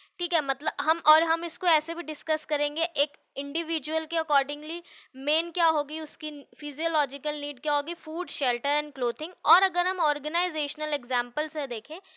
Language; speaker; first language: Hindi; native; Hindi